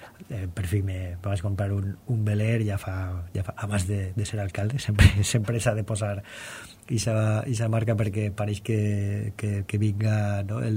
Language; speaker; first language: Catalan; non-native, local second language; Spanish